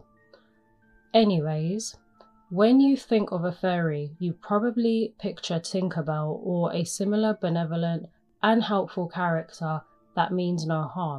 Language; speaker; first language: English; native; English